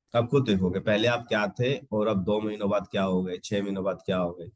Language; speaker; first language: Hindi; non-native, local second language; Punjabi